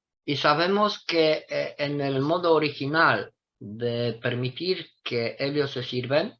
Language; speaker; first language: Spanish; non-native, fluent; Romanian